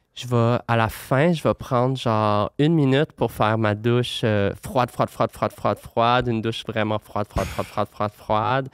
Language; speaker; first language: French; native; French